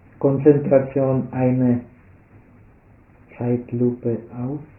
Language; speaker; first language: German; non-native, fluent; Czech